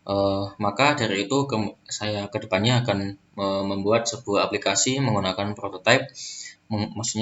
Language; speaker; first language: Indonesian; native; Indonesian